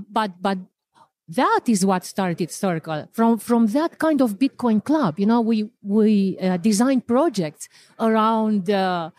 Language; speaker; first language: English; non-native, fluent; Romanian